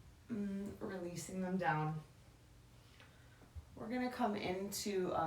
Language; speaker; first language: English; native; English